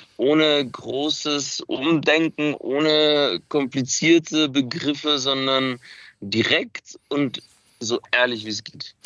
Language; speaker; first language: German; early bilingual, other home language; Macedonian